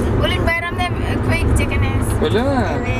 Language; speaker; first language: Turkish; non-native, learner; Indonesian